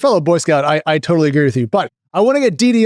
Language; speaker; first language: English; native; English